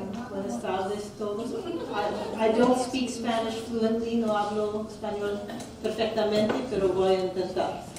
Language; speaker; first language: Spanish; non-native, fluent; English